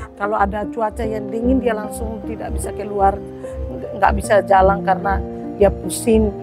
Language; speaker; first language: Indonesian; non-native, local second language; Tetum